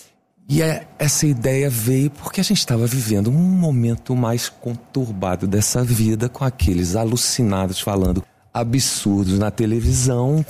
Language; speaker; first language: Portuguese; native; Portuguese